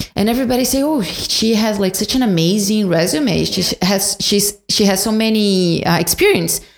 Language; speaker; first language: English; non-native, fluent; Portuguese